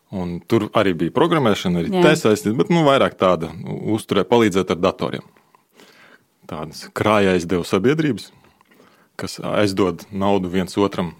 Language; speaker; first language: Latvian; non-native, local second language; Russian